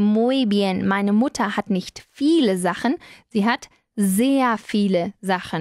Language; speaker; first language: German; non-native, fluent; Spanish